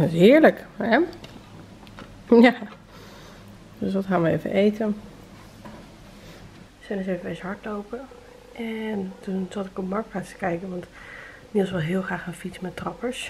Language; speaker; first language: Dutch; native; Dutch